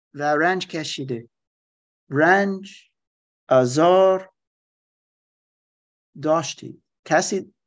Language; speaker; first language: Persian; non-native, learner; German